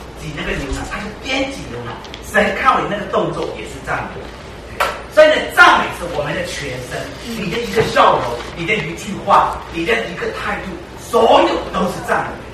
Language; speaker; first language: Chinese; early bilingual, heritage; Chinese